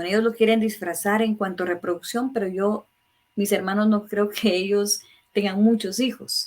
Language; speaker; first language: Spanish; native; Spanish